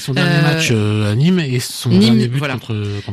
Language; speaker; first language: French; native; French